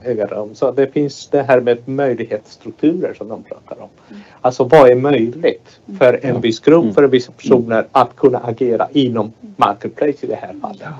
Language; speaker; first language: Swedish; non-native, fluent; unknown